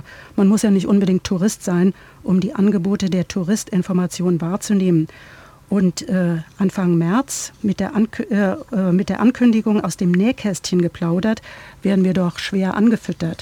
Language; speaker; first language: German; native; German